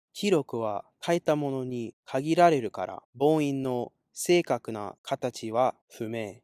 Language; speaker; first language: Japanese; non-native, learner; English